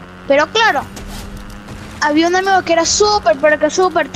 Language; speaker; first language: Spanish; native; Spanish